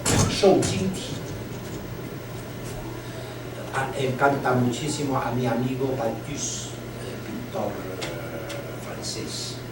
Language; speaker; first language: Spanish; non-native, learner; Chinese